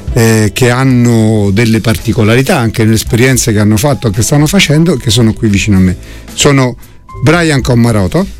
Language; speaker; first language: Italian; native; Italian